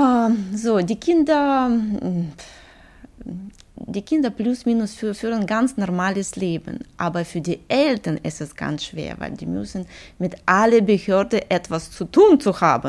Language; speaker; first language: German; non-native, fluent; Ukrainian